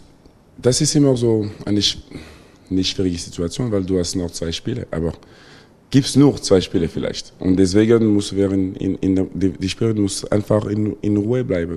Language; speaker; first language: German; non-native, local second language; French